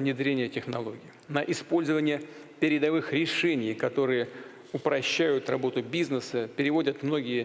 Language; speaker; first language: Russian; native; Russian